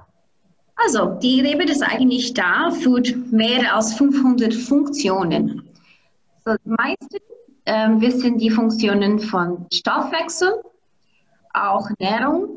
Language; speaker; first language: German; non-native, fluent; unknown